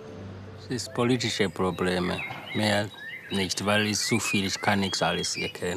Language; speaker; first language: German; non-native, learner; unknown